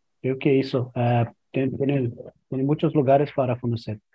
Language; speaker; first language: Spanish; non-native, learner; Portuguese